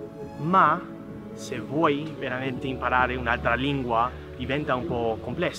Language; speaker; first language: Italian; non-native, fluent; English